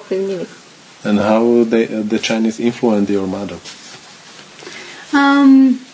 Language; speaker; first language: English; non-native, learner; Slovak